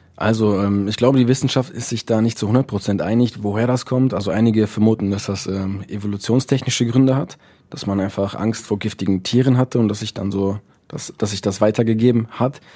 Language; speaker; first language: German; early bilingual, other home language; Dutch